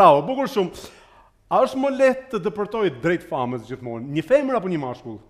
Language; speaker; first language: Albanian; native; Albanian